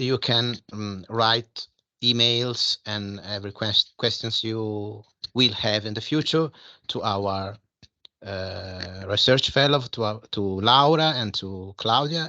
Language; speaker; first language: English; non-native, fluent; Italian